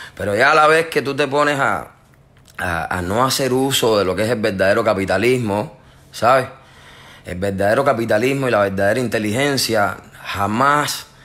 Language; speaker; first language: Spanish; native; Spanish